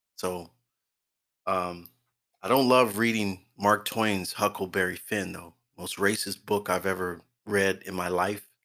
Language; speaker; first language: English; native; English